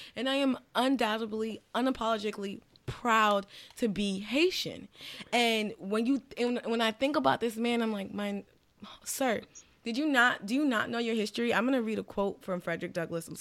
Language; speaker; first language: English; native; English